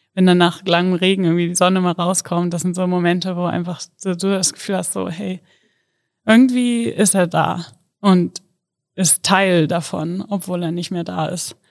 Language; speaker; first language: German; native; German